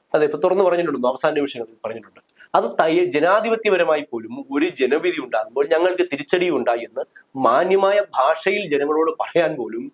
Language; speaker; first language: Malayalam; native; Malayalam